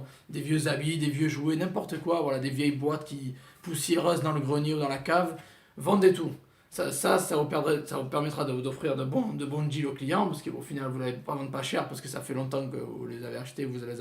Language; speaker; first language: French; native; French